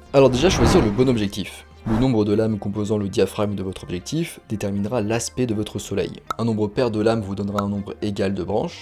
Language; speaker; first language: French; native; French